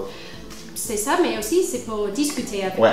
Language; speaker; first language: French; non-native, fluent; English